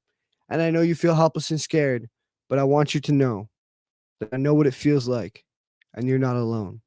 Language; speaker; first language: English; native; English